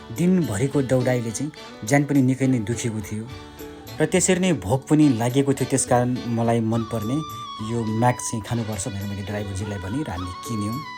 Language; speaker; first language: Nepali; native; Nepali